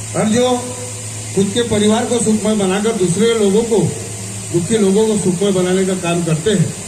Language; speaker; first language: Hindi; non-native, local second language; Marathi